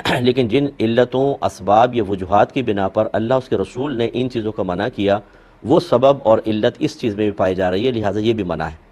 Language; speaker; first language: Urdu; native; Urdu